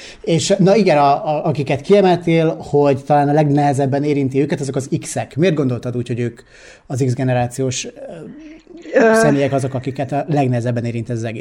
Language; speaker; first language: Hungarian; native; Hungarian